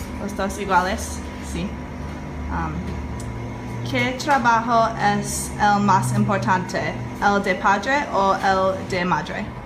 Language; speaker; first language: Spanish; non-native, learner; English